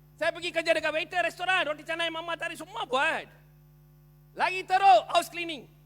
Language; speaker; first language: Malay; non-native, local second language; Tamil